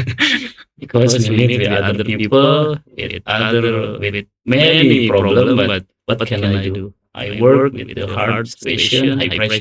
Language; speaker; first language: English; non-native, learner; Indonesian